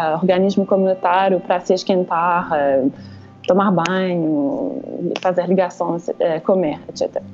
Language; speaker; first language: Portuguese; non-native, fluent; French